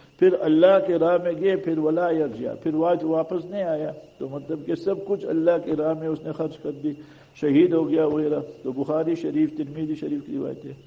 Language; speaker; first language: Urdu; non-native, local second language; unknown